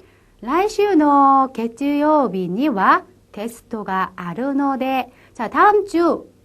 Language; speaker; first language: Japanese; non-native, fluent; Korean